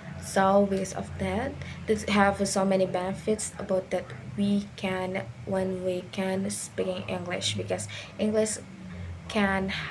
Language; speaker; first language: English; non-native, learner; Indonesian